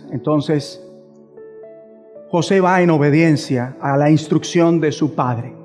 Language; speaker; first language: Spanish; native; Spanish